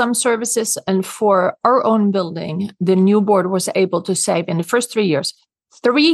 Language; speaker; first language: English; non-native, fluent; Swedish